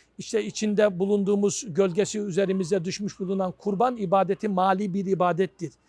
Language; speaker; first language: Turkish; native; Turkish